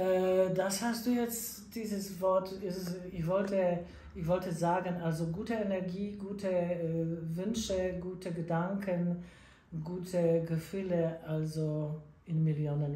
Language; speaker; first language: German; non-native, fluent; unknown